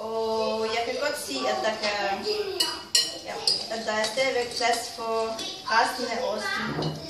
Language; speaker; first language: Danish; non-native, fluent; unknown